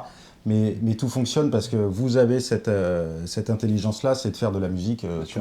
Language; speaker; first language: French; native; French